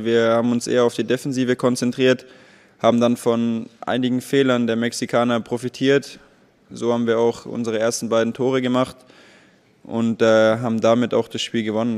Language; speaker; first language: German; native; German